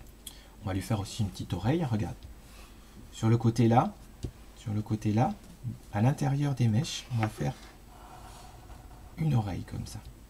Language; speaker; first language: French; native; French